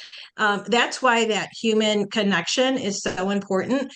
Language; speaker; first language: English; early bilingual, other home language; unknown